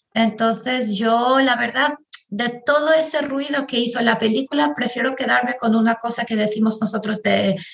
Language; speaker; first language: Spanish; non-native, fluent; Albanian